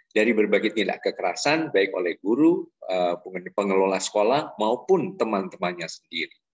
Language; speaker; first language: Indonesian; native; Indonesian